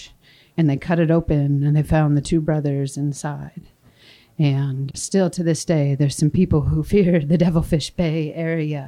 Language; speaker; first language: English; native; English